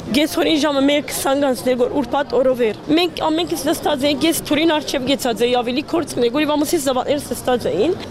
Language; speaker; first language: Armenian; early bilingual, heritage; Armenian